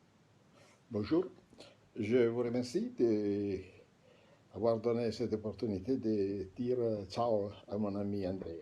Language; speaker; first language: French; non-native, fluent; Italian